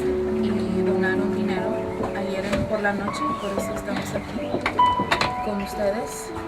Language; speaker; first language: Spanish; early bilingual, other home language; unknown